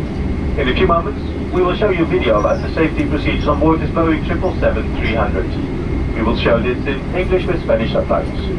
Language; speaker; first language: English; non-native, fluent; Dutch